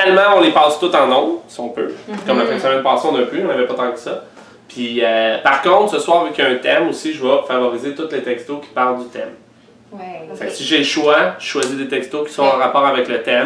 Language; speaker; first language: French; native; French